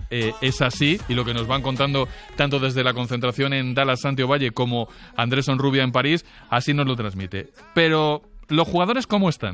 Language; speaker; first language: Spanish; native; Spanish